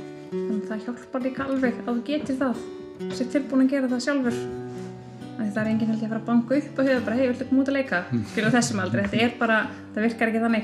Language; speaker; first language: Icelandic; native; Icelandic